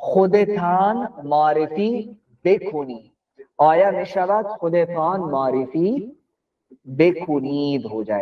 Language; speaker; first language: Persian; non-native, fluent; Urdu